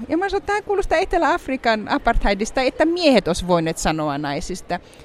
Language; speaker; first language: Finnish; non-native, fluent; Arabic